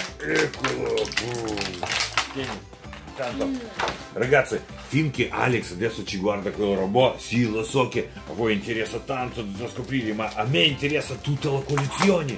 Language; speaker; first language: Italian; non-native, fluent; Russian